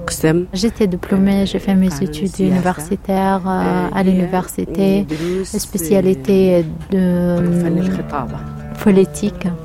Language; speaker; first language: French; non-native, learner; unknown